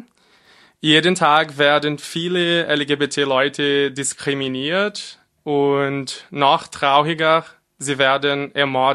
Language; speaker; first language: German; non-native, fluent; Portuguese